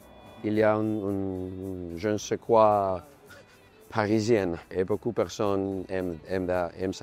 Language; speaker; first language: French; non-native, learner; Spanish